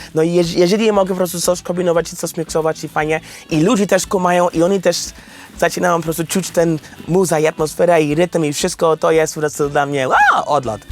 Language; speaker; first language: Polish; non-native, learner; English